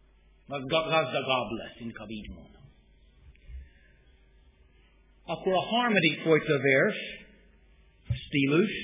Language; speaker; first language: Hungarian; non-native, fluent; English